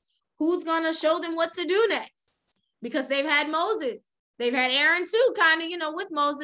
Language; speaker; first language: English; native; English